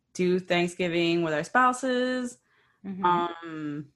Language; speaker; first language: English; early bilingual, other home language; Spanish